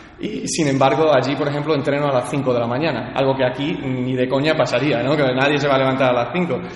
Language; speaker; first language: Spanish; early bilingual, heritage; Spanish